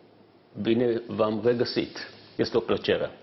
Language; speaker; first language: Romanian; non-native, fluent; Hebrew